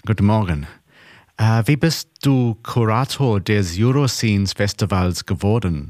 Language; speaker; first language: German; non-native, learner; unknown